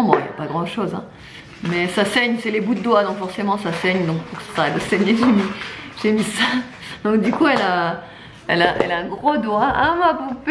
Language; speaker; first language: French; native; French